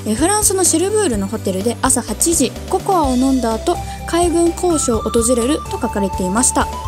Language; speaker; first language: Japanese; native; Japanese